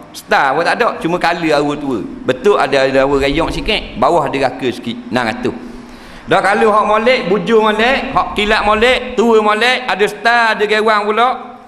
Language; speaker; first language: Malay; native; Malay